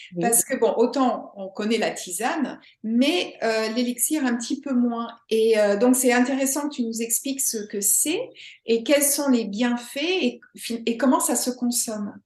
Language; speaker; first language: French; native; French